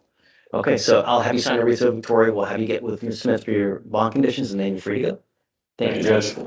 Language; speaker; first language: English; native; English